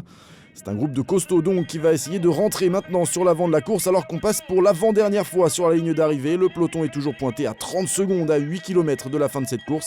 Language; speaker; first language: French; native; French